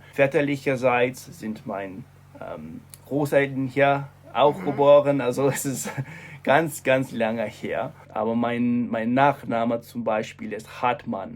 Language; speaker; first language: German; non-native, fluent; English